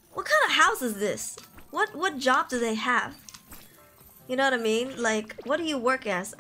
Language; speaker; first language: English; non-native, local second language; Min Nan Chinese